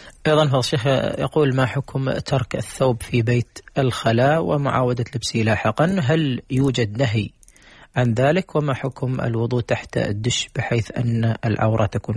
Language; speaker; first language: Arabic; native; Arabic